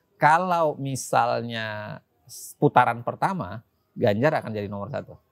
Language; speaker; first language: Indonesian; native; Indonesian